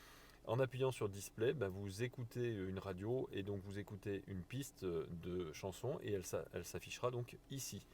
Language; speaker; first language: French; native; French